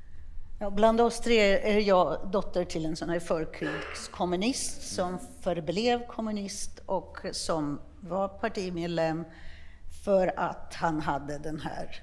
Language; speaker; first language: Swedish; non-native, fluent; Polish